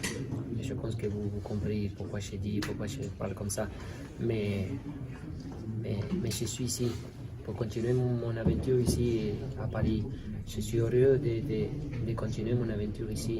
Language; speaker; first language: French; non-native, learner; Spanish